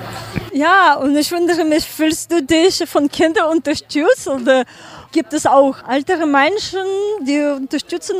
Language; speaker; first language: German; non-native, learner; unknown